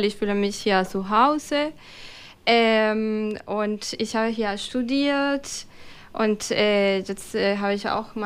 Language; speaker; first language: German; non-native, fluent; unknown